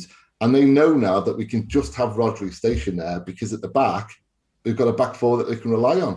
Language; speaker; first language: English; native; English